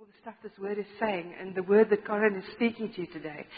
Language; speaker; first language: English; non-native, local second language; Afrikaans